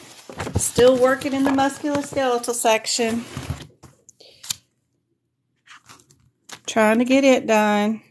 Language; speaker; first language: English; native; English